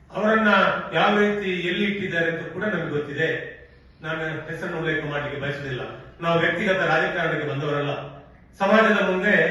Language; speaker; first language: Kannada; non-native, local second language; Tulu